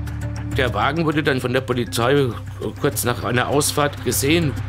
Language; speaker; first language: German; native; German